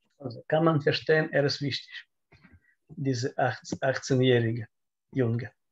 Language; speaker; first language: German; non-native, learner; Russian